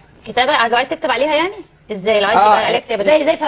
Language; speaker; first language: Arabic; native; Arabic